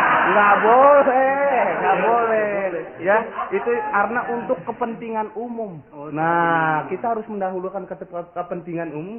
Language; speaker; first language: Indonesian; native; Indonesian